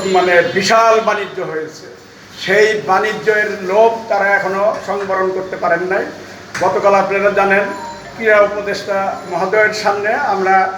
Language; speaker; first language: Bangla; native; Bangla